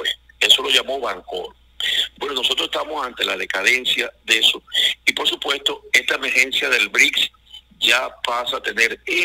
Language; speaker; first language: Spanish; native; Spanish